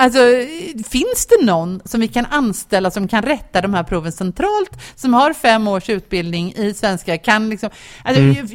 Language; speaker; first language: Swedish; native; Swedish